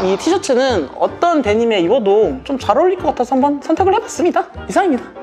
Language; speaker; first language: Korean; native; Korean